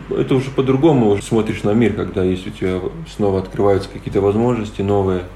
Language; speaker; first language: Russian; non-native, local second language; Polish